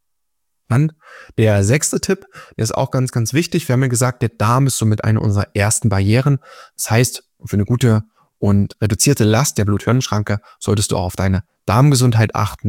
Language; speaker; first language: German; native; German